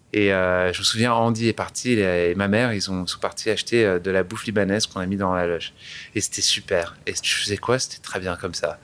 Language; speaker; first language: French; early bilingual, other home language; English